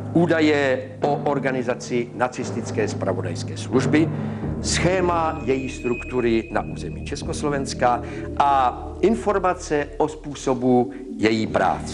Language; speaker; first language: Czech; native; Czech